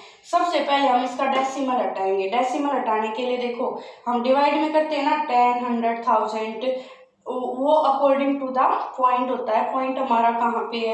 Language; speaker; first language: Hindi; native; Hindi